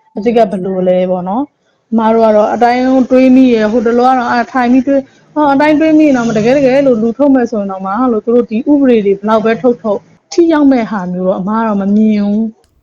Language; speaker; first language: Burmese; native; Burmese